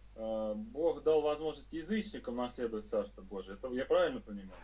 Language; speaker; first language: Russian; native; Russian